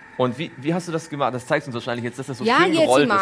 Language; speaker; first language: German; native; German